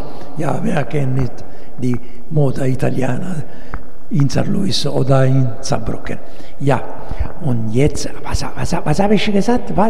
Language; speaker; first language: German; non-native, fluent; Italian